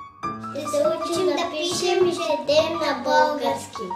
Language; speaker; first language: Bulgarian; early bilingual, heritage; Bulgarian